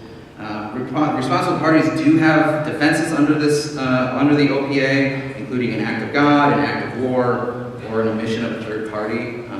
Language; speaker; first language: English; native; English